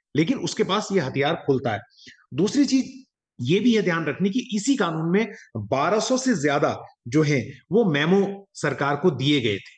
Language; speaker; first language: Hindi; native; Hindi